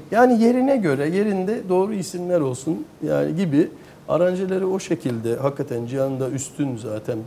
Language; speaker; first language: Turkish; early bilingual, heritage; Turkish